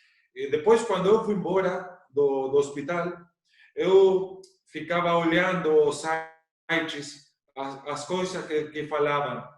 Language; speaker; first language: Portuguese; non-native, learner; Spanish